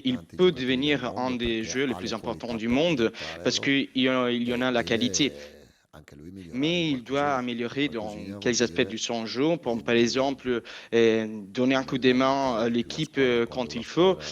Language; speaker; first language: French; non-native, fluent; Italian